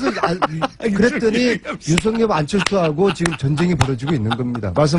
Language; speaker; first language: Korean; native; Korean